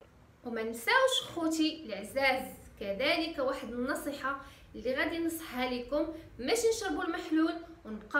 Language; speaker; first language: Arabic; native; Arabic